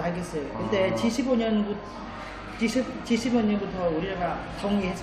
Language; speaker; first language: Korean; non-native, learner; Vietnamese